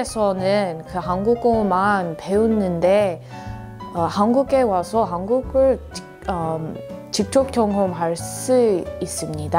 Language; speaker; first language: Korean; non-native, fluent; English